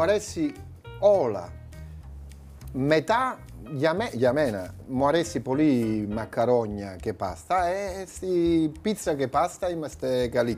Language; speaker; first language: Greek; non-native, learner; Italian